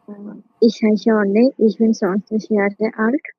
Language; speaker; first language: German; non-native, learner; Bangla